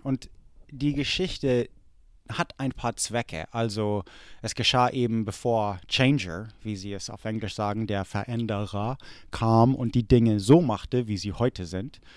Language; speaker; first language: German; early bilingual, other home language; English